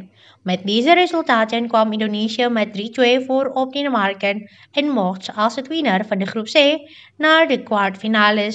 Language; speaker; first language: Dutch; non-native, learner; Indonesian